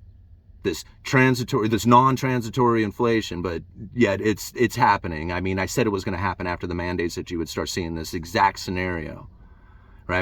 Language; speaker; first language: English; native; English